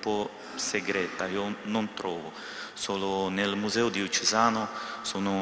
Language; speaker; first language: Italian; non-native, learner; Russian